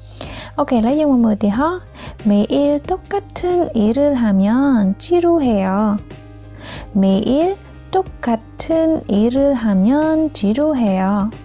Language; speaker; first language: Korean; non-native, fluent; Khmer